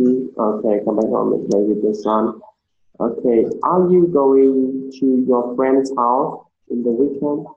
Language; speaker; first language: English; non-native, learner; Vietnamese